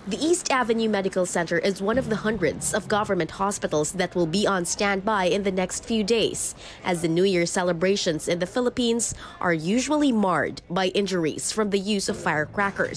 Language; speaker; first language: English; non-native, local second language; Filipino